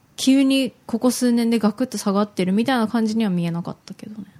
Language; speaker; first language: Japanese; native; Japanese